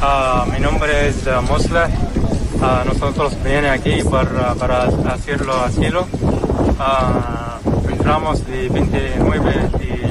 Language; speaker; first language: Spanish; non-native, learner; Arabic